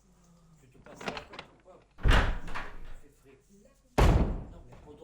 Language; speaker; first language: French; native; French